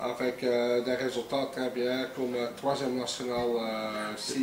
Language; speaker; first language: French; non-native, local second language; Dutch